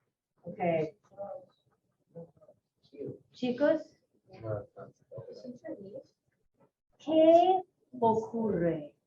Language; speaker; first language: Spanish; non-native, fluent; English